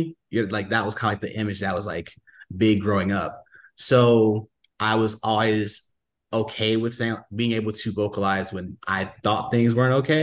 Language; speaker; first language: English; native; English